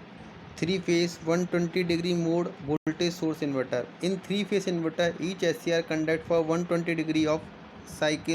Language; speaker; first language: English; non-native, local second language; Hindi